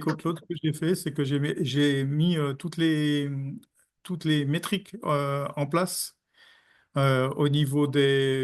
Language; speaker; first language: French; native; French